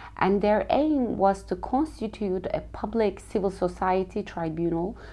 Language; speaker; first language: English; non-native, fluent; Turkish